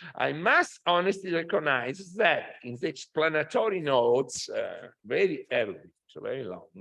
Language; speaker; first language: English; non-native, fluent; Italian